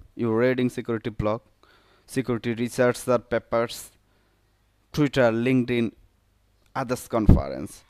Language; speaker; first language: English; non-native, local second language; Bangla